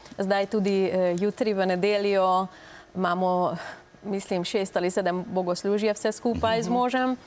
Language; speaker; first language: Slovenian; non-native, learner; Hungarian